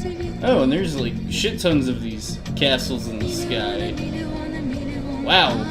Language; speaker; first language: English; native; English